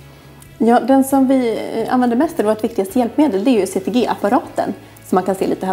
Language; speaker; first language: Swedish; native; Swedish